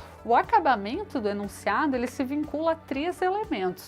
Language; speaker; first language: Portuguese; native; Portuguese